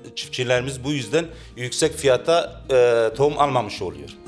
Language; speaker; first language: Turkish; native; Turkish